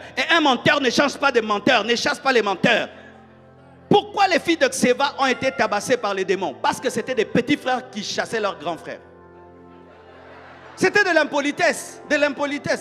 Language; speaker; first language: French; non-native, local second language; Lingala